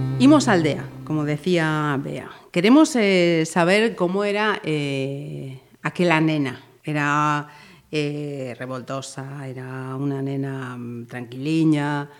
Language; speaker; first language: Galician; native; Galician